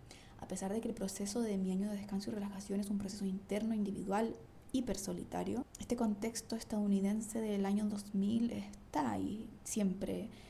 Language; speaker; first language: Spanish; native; Spanish